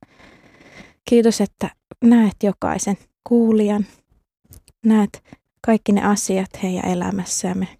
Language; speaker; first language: Finnish; native; Finnish